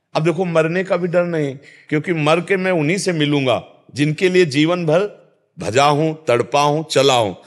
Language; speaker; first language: Hindi; native; Hindi